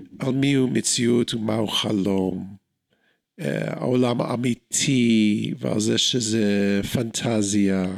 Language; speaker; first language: Hebrew; non-native, fluent; English